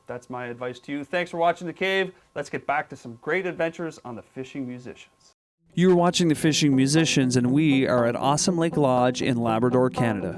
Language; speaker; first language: English; native; English